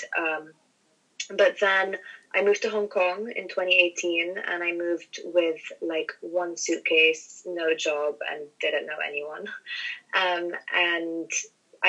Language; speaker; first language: English; native; English